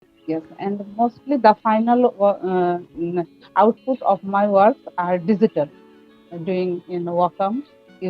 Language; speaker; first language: English; non-native, learner; Bangla